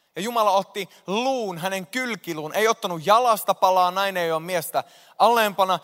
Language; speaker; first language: Finnish; native; Finnish